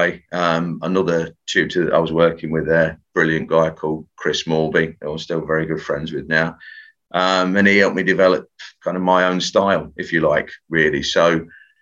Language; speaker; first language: English; native; English